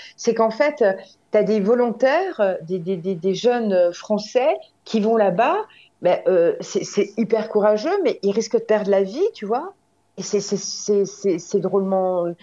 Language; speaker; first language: French; native; French